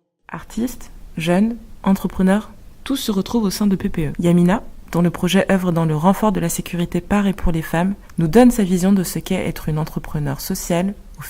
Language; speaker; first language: French; native; French